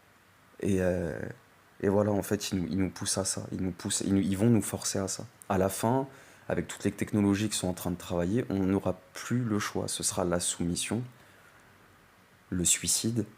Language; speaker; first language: French; native; French